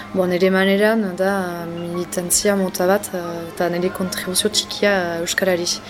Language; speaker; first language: Basque; non-native, local second language; French